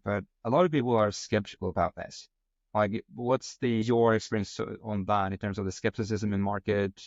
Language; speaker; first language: English; non-native, fluent; Norwegian